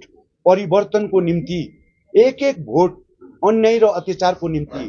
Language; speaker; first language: Nepali; native; Nepali